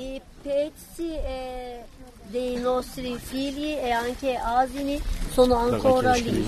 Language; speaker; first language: Italian; non-native, learner; Kurdish